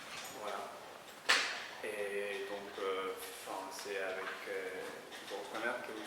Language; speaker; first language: French; non-native, fluent; Spanish